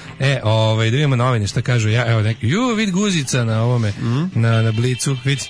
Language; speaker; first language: Serbian; native; Serbian